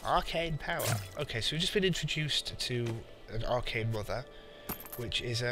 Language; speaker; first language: English; native; English